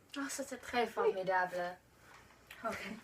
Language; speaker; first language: French; non-native, learner; English